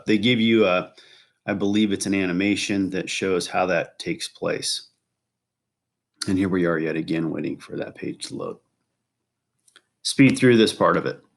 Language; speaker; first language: English; native; English